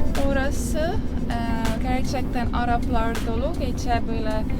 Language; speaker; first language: Turkish; non-native, learner; Estonian